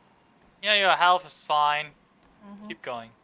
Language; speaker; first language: English; native; English